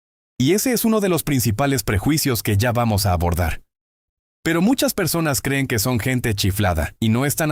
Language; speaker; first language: Spanish; native; Spanish